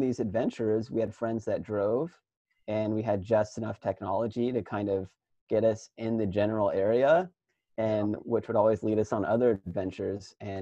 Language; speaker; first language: English; native; English